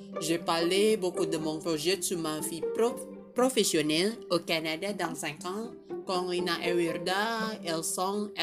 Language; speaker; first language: French; non-native, fluent; Indonesian